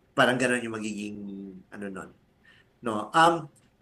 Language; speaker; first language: Filipino; native; Filipino